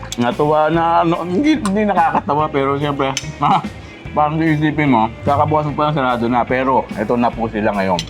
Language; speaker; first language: Filipino; native; Filipino